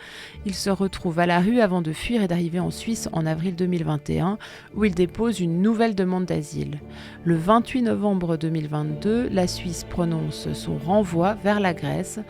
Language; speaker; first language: French; native; French